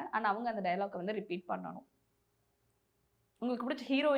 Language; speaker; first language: Tamil; native; Tamil